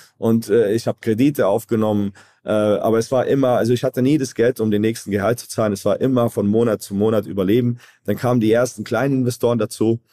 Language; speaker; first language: German; early bilingual, other home language; Croatian